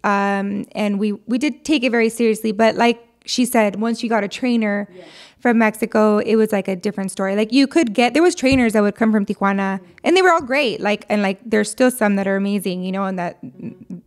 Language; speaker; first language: English; early bilingual, other home language; Spanish